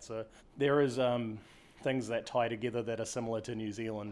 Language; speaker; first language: English; native; English